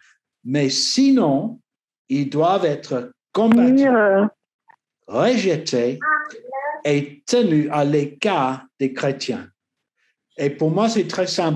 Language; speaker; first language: French; non-native, learner; English